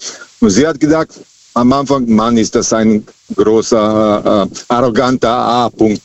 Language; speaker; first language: German; native; German